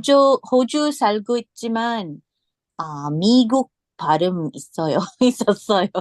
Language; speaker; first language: Korean; non-native, learner; English